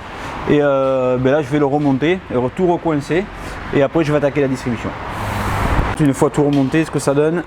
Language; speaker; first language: French; native; French